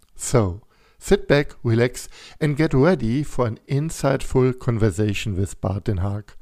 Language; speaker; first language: English; non-native, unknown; German